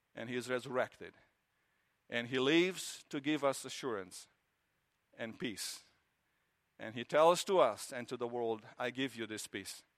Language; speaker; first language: English; non-native, fluent; Romanian